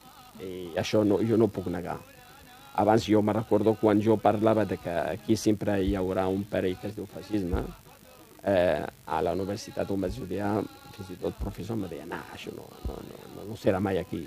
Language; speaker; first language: Catalan; non-native, fluent; Riffian